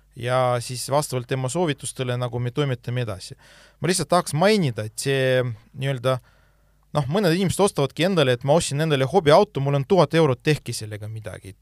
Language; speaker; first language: Estonian; non-native, local second language; Russian